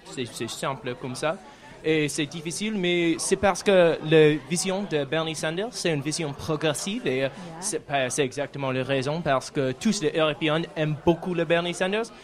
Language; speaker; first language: French; non-native, learner; English